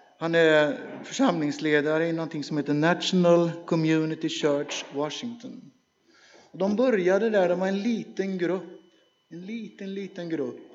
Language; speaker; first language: Swedish; native; Swedish